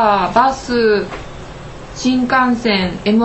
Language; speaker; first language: Japanese; non-native, learner; Chinese